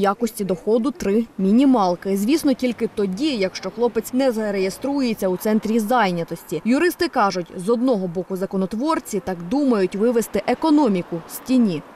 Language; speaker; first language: Ukrainian; native; Ukrainian